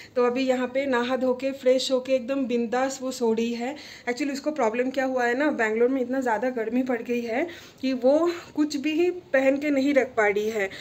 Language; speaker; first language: Hindi; non-native, local second language; Bangla